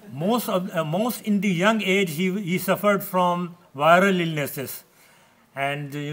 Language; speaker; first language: English; non-native, local second language; Urdu